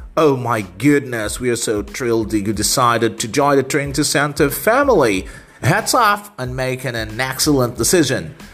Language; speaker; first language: English; non-native, fluent; Portuguese